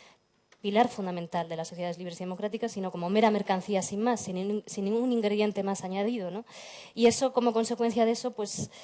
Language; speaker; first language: Spanish; native; Spanish